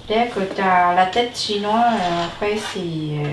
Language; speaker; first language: French; non-native, learner; Vietnamese